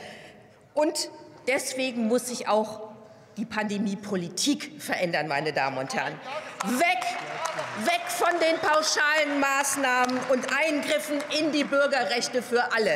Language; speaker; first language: German; native; German